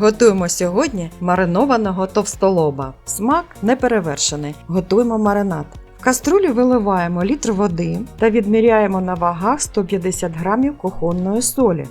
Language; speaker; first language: Ukrainian; native; Ukrainian